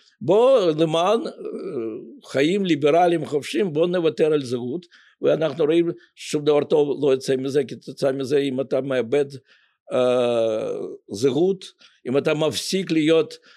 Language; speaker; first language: Hebrew; non-native, fluent; Russian